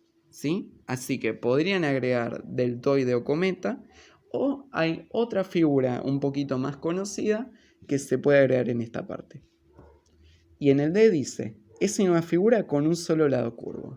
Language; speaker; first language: Spanish; native; Spanish